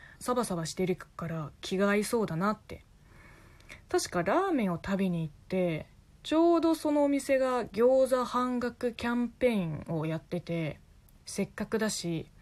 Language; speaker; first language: Japanese; non-native, fluent; Chinese